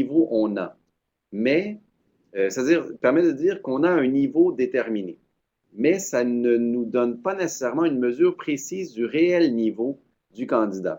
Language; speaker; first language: French; native; French